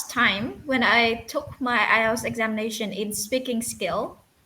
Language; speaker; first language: English; non-native, fluent; Vietnamese